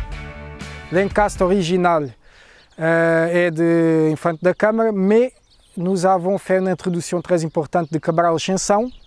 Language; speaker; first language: French; non-native, fluent; Portuguese